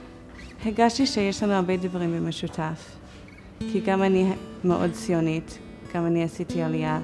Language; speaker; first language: Hebrew; non-native, fluent; English